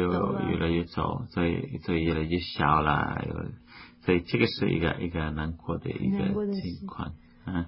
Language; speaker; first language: Chinese; non-native, fluent; Spanish